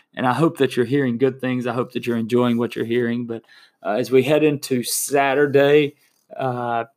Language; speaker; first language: English; native; English